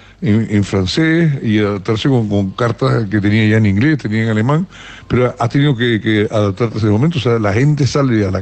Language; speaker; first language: Spanish; native; Spanish